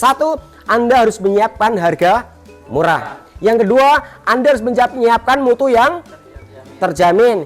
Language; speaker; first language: Indonesian; non-native, local second language; Javanese